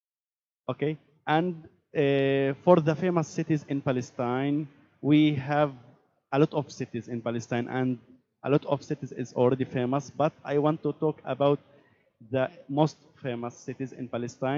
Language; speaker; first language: English; non-native, learner; Arabic